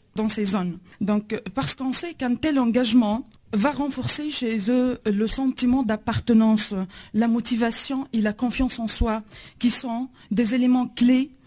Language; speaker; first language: French; non-native, local second language; Arabic